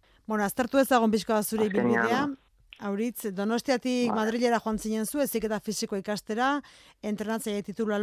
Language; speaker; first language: Basque; native; Basque